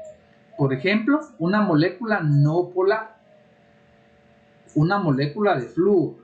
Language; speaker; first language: Spanish; native; Spanish